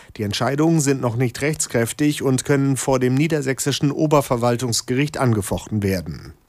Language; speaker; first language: German; native; German